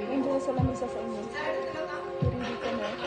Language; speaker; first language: Filipino; non-native, local second language; Cebuano